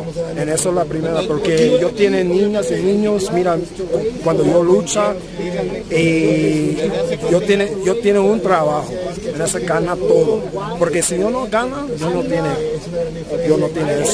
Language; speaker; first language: Spanish; early bilingual, heritage; English